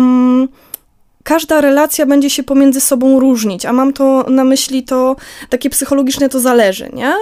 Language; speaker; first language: Polish; native; Polish